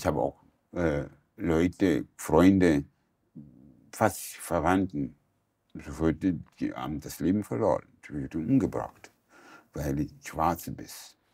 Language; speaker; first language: German; non-native, local second language; Portuguese